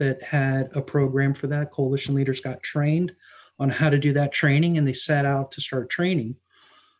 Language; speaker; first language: English; native; English